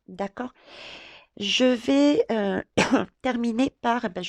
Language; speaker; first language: French; native; French